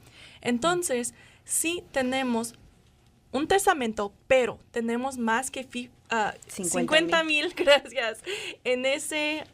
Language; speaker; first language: Spanish; non-native, learner; English